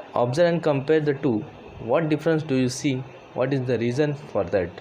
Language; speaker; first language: English; non-native, local second language; Marathi